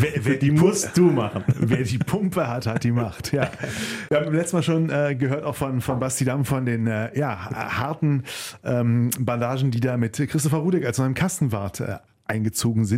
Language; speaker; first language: German; native; German